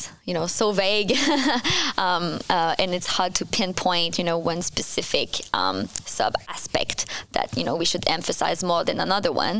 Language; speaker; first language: English; non-native, fluent; French